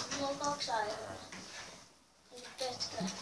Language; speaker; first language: Finnish; native; Finnish